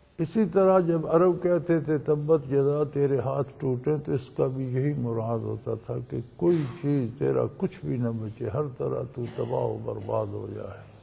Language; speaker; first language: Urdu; non-native, local second language; Punjabi